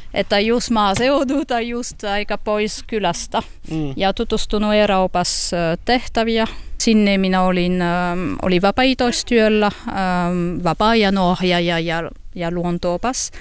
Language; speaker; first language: Finnish; non-native, fluent; French